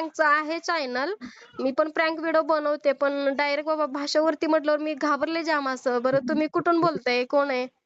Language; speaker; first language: Marathi; non-native, local second language; Urdu